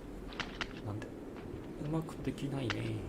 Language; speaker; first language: Japanese; non-native, learner; Chinese